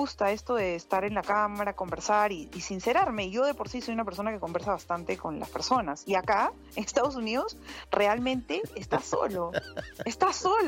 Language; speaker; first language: Spanish; native; Spanish